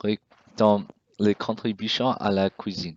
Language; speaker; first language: French; non-native, learner; English